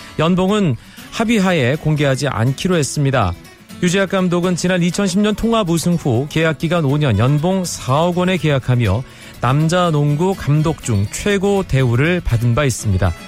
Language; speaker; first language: Korean; native; Korean